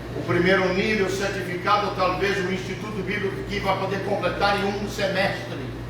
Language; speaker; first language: Portuguese; early bilingual, other home language; English